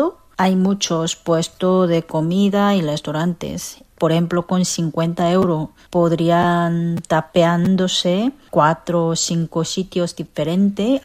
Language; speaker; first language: Spanish; non-native, fluent; Korean